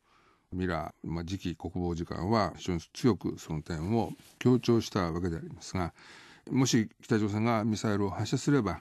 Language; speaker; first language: Japanese; native; Japanese